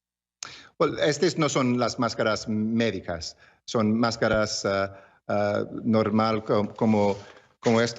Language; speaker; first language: Spanish; early bilingual, heritage; English